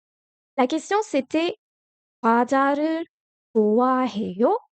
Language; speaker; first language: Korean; non-native, fluent; French